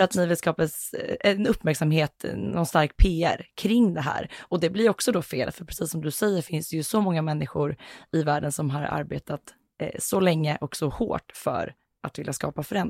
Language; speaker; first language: Swedish; native; Swedish